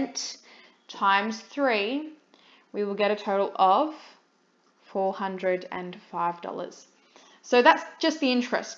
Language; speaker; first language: English; native; English